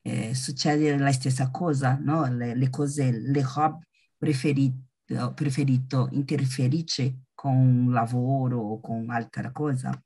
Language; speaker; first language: Italian; non-native, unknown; Portuguese